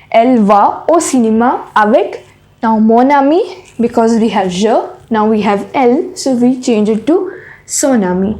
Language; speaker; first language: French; non-native, fluent; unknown